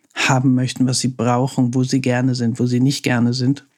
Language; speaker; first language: German; native; German